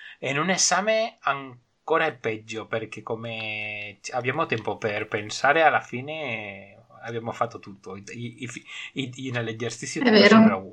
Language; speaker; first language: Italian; non-native, learner; Spanish